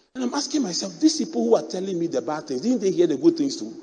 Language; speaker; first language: English; non-native, local second language; Akan